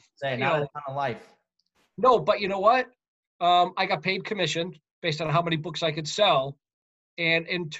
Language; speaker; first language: English; native; English